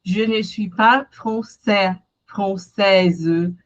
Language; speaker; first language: French; non-native, fluent; Portuguese